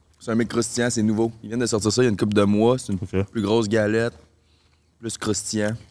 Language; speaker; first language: French; native; French